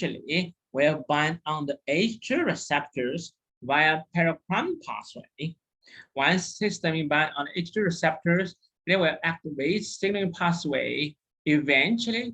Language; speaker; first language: English; non-native, fluent; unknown